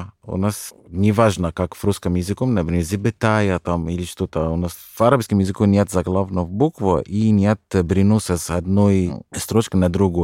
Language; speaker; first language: Russian; non-native, fluent; Arabic